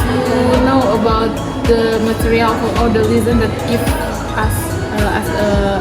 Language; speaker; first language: English; non-native, learner; Indonesian